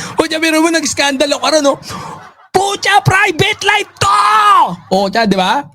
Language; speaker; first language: Filipino; native; Filipino